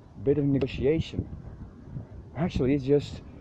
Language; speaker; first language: English; non-native, fluent; Dutch